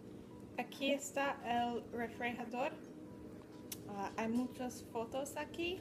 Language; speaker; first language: Spanish; non-native, learner; English